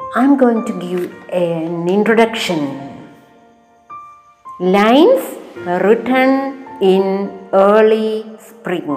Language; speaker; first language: English; non-native, local second language; Malayalam